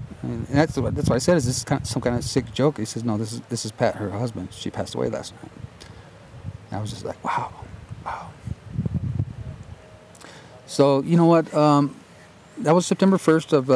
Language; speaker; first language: English; native; English